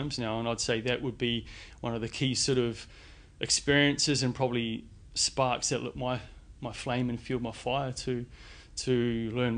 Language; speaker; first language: English; native; English